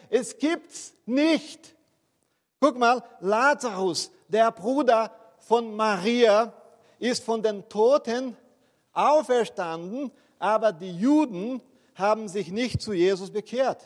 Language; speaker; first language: German; non-native, fluent; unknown